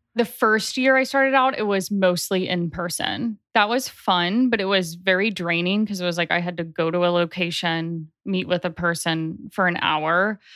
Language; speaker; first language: English; native; English